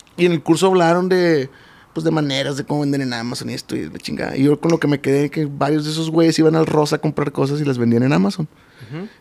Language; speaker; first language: Spanish; native; Spanish